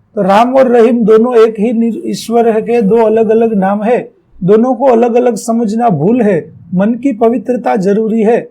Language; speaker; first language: Hindi; non-native, local second language; Gujarati